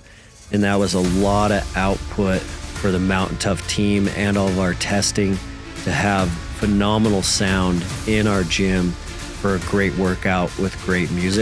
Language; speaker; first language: English; native; English